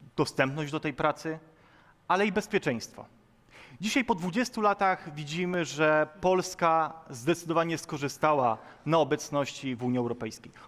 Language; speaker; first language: Polish; native; Polish